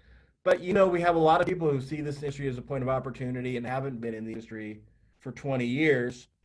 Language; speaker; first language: English; native; English